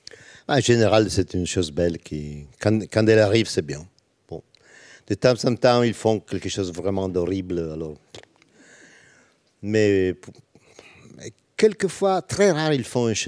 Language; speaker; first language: French; non-native, learner; Italian